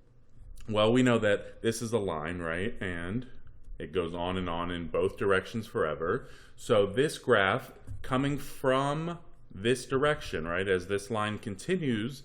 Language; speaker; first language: English; native; English